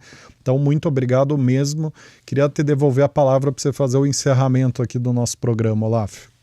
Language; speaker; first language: Portuguese; native; Portuguese